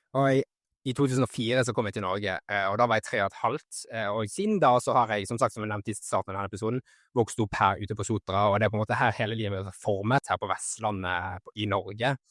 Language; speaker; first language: Norwegian; native; Norwegian